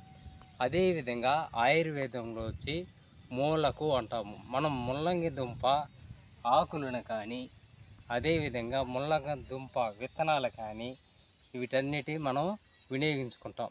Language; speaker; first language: Telugu; native; Telugu